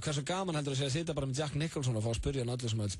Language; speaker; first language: Icelandic; native; Icelandic